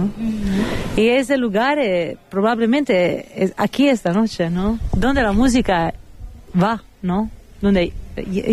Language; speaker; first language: Spanish; non-native, fluent; Italian